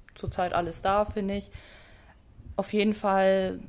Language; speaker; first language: German; native; German